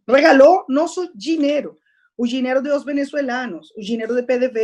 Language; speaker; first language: Portuguese; non-native, fluent; Spanish